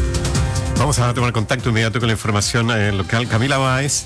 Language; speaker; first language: Spanish; native; Spanish